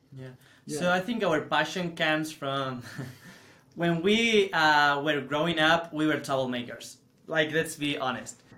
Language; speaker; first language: English; non-native, fluent; Spanish